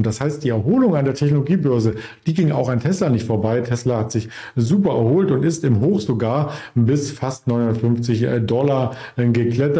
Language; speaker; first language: German; native; German